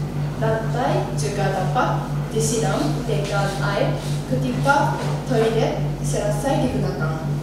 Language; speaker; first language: Indonesian; non-native, learner; Japanese